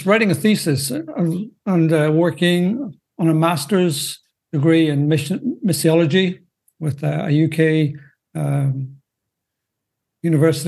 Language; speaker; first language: English; native; English